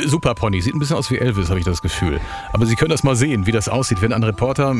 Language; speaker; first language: German; native; German